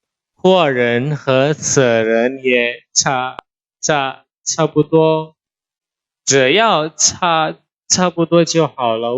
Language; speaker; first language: Chinese; non-native, fluent; Indonesian